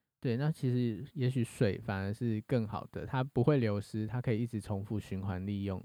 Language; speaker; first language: Chinese; native; Chinese